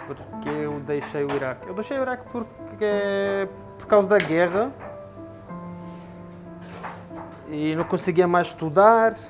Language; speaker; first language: Portuguese; non-native, fluent; Arabic